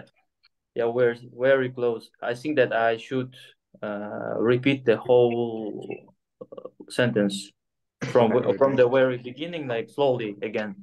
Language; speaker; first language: English; non-native, fluent; Kyrgyz